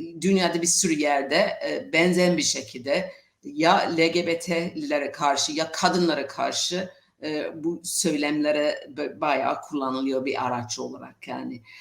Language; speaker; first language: Turkish; non-native, fluent; English